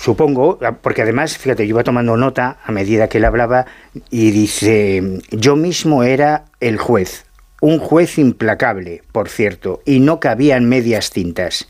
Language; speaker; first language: Spanish; native; Spanish